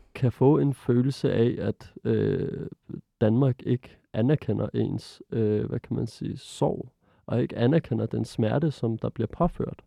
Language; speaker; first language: Danish; early bilingual, other home language; Arabic